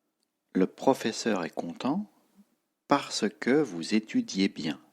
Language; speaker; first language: French; non-native, fluent; Tibetan